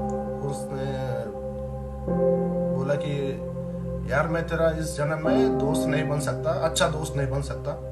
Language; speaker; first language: Hindi; native; Hindi